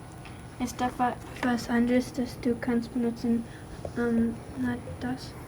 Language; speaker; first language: German; non-native, learner; English